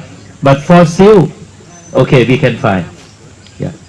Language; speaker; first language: English; non-native, learner; Thai